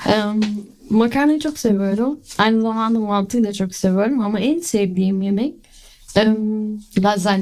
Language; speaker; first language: Turkish; early bilingual, heritage; Turkish